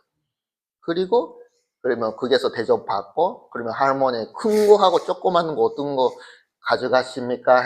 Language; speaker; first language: Korean; early bilingual, heritage; Korean